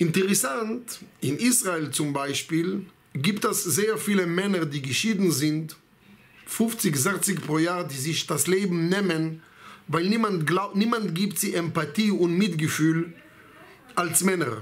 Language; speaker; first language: German; non-native, fluent; Hebrew